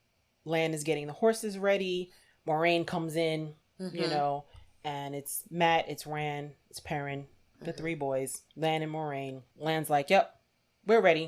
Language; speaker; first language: English; native; English